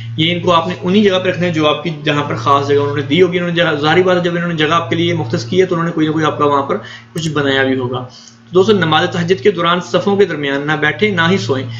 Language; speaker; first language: Hindi; non-native, local second language; Punjabi